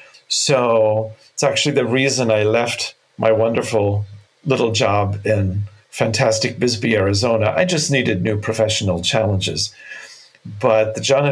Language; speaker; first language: English; native; English